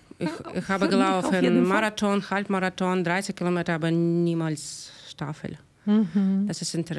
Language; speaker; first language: German; non-native, learner; Ukrainian